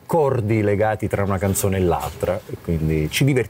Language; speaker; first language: Italian; native; Italian